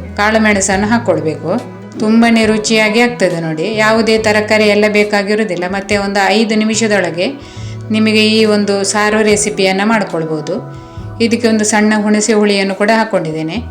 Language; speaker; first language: Kannada; non-native, local second language; Konkani